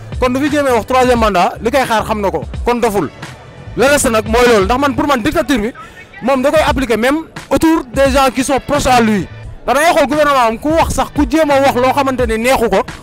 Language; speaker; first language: Wolof; non-native, local second language; Fula